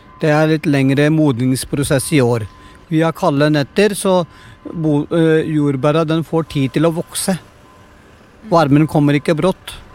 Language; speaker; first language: Norwegian; non-native, fluent; Punjabi